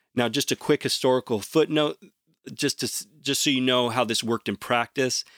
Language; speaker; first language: English; native; English